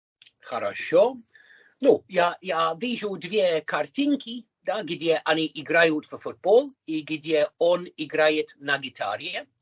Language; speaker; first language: Russian; non-native, learner; English